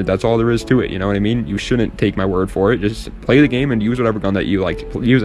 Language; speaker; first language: English; native; English